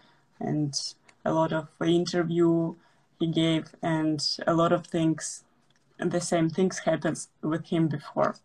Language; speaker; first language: English; non-native, fluent; Russian